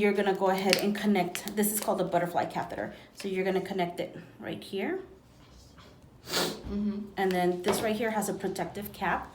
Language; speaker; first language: English; native; English